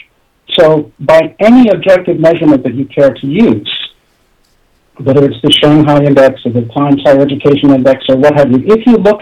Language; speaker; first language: English; native; English